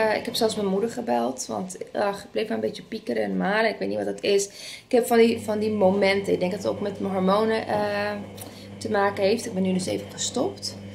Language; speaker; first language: Dutch; non-native, fluent; Spanish